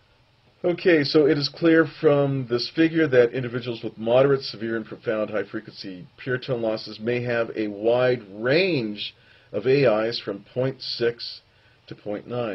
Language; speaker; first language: English; native; English